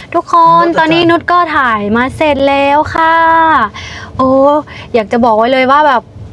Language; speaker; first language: Thai; non-native, fluent; Lao